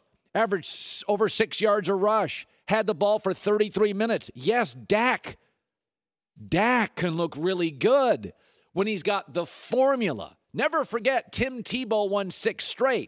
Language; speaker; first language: English; native; English